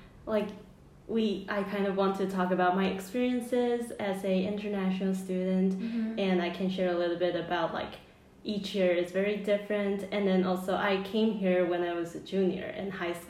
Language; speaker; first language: English; non-native, fluent; Chinese